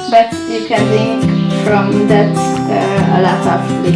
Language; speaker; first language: English; non-native, learner; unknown